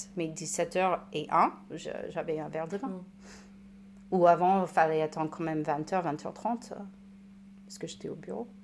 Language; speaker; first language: French; non-native, fluent; English